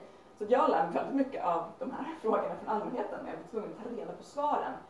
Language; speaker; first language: Swedish; native; Swedish